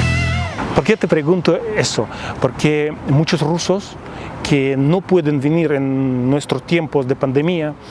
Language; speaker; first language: Spanish; non-native, fluent; Russian